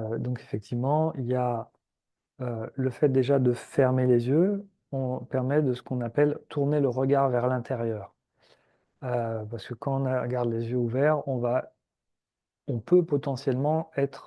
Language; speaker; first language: French; native; French